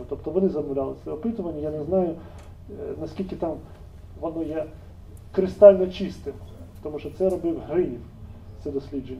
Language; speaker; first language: Ukrainian; native; Ukrainian